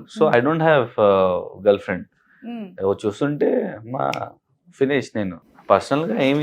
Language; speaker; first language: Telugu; non-native, learner; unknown